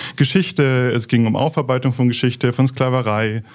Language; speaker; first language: German; native; German